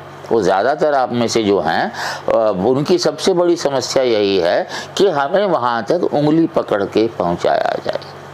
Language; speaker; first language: Hindi; non-native, local second language; Punjabi